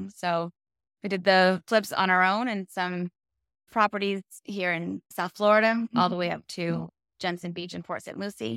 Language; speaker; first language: English; native; English